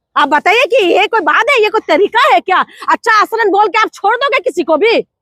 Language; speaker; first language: Hindi; non-native, local second language; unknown